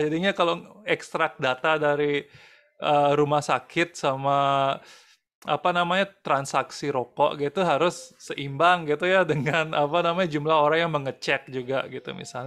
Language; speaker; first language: Indonesian; native; Indonesian